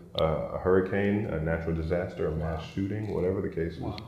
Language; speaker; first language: English; native; English